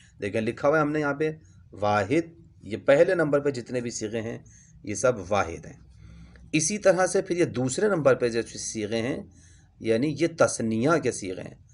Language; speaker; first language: Urdu; native; Urdu